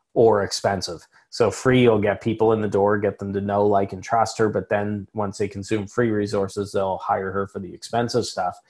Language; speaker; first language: English; native; English